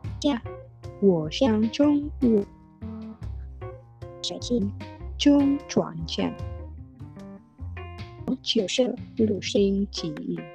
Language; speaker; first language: Chinese; non-native, learner; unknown